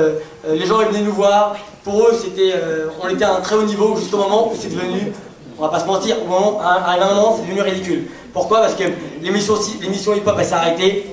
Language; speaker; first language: French; native; French